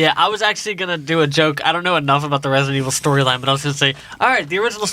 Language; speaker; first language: English; native; English